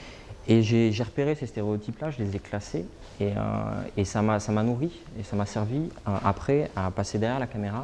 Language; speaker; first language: French; native; French